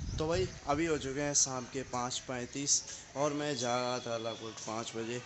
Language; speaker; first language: Hindi; native; Hindi